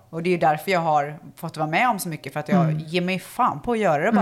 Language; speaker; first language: Swedish; native; Swedish